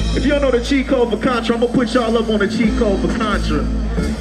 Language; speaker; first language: English; native; English